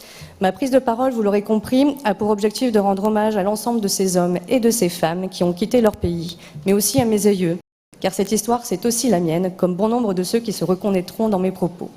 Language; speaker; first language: French; native; French